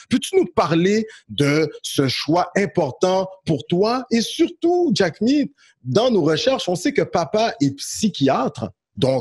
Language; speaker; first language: French; native; French